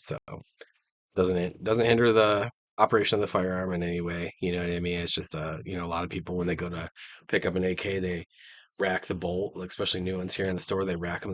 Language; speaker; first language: English; native; English